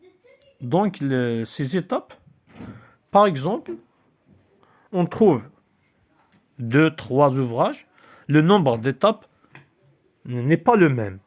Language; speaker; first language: French; non-native, local second language; Kabyle